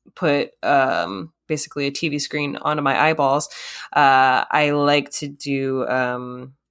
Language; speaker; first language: English; native; English